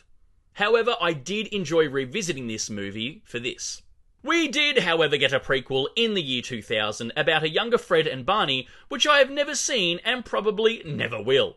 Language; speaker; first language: English; native; English